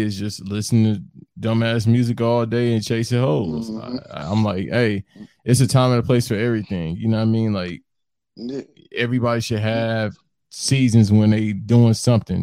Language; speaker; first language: English; native; English